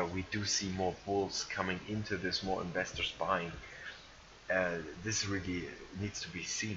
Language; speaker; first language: English; non-native, fluent; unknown